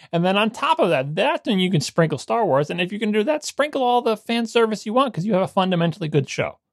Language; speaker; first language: English; native; English